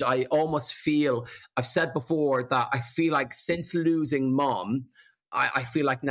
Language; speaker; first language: English; native; English